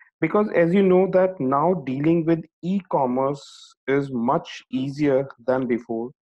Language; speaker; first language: English; non-native, local second language; Hindi